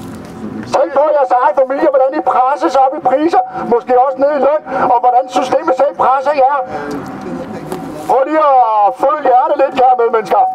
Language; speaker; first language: Danish; native; Danish